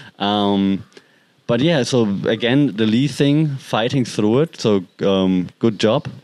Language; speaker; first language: English; non-native, fluent; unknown